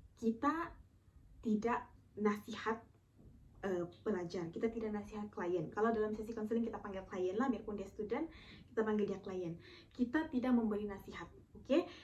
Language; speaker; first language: Malay; native; Malay